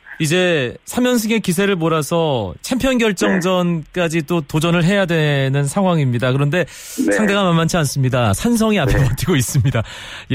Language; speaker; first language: Korean; native; Korean